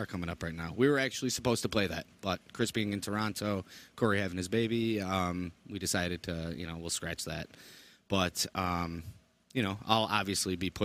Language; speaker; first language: English; native; English